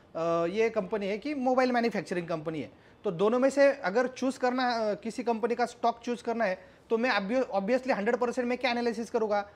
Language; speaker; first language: Hindi; non-native, local second language; Marathi